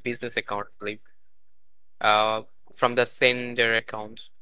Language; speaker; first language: English; non-native, fluent; Bangla